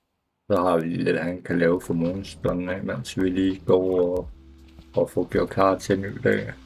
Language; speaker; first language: Danish; native; Danish